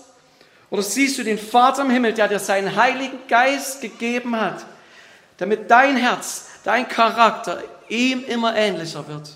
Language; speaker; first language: German; native; German